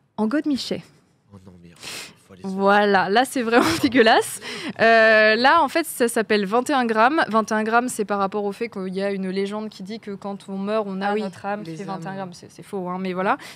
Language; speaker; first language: French; native; French